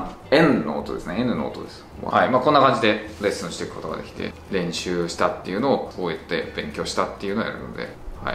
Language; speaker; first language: Japanese; native; Japanese